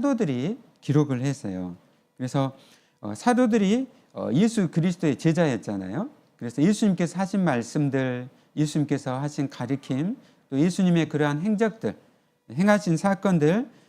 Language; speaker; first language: Korean; native; Korean